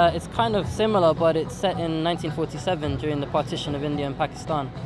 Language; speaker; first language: English; native; English